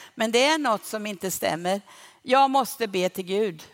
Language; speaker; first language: Swedish; native; Swedish